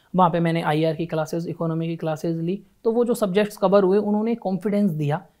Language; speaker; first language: Hindi; native; Hindi